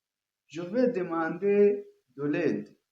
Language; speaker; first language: French; non-native, learner; Kinyarwanda